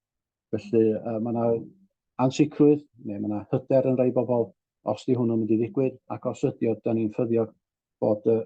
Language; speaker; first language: Welsh; native; Welsh